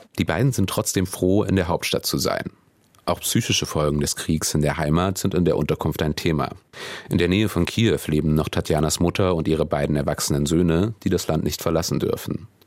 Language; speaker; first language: German; native; German